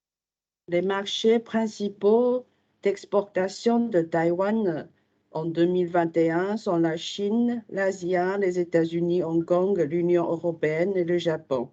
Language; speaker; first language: French; non-native, fluent; Chinese